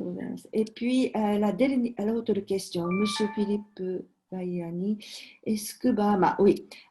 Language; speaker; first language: French; non-native, learner; Japanese